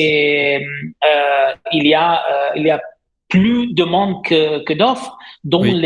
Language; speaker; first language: French; non-native, fluent; Italian